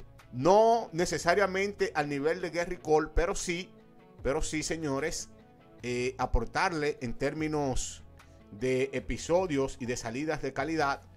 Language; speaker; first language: Spanish; native; Spanish